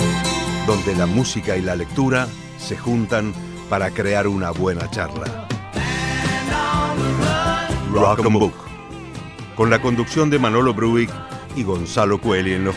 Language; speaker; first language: Spanish; native; Spanish